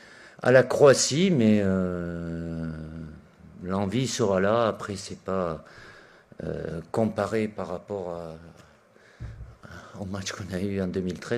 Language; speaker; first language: French; native; French